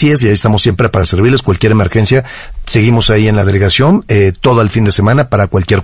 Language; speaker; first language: Spanish; native; Spanish